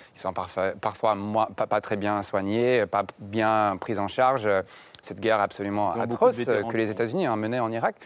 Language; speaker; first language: French; non-native, fluent; English